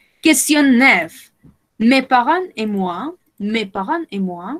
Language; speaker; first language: French; non-native, fluent; Spanish